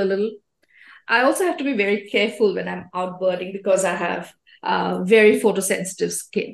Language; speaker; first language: English; non-native, local second language; Assamese